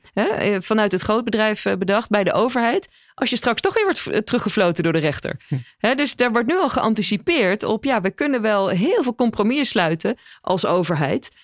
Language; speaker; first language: Dutch; native; Dutch